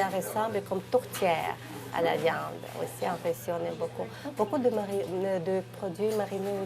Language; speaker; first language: French; non-native, fluent; Russian